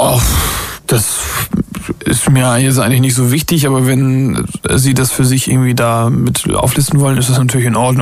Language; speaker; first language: German; native; German